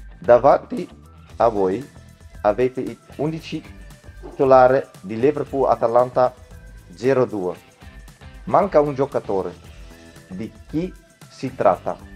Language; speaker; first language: Italian; non-native, fluent; Dutch